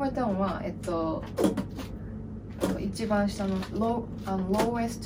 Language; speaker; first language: English; non-native, learner; Japanese